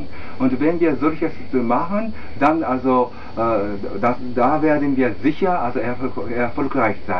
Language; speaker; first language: German; non-native, fluent; Japanese